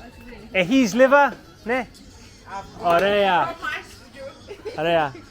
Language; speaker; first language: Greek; non-native, learner; English